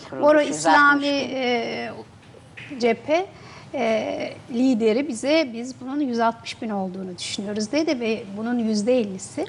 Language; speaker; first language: Turkish; native; Turkish